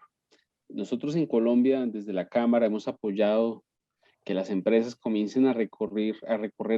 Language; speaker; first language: Spanish; native; Spanish